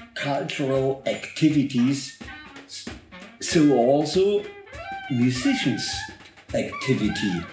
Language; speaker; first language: English; non-native, fluent; German